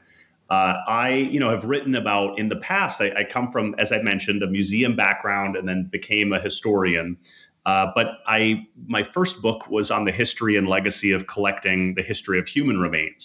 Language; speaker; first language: English; native; English